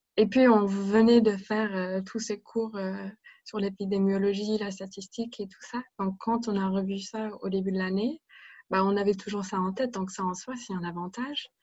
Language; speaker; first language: French; non-native, fluent; English